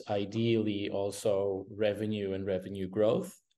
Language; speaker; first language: English; non-native, fluent; Portuguese